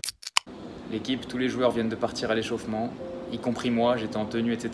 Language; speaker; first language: French; native; French